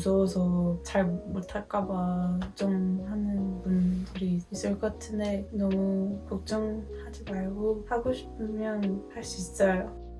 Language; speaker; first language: Korean; non-native, fluent; Dutch